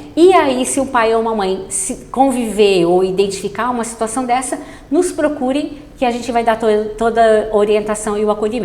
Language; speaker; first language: Portuguese; native; Portuguese